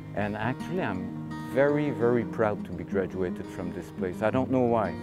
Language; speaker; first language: English; non-native, fluent; French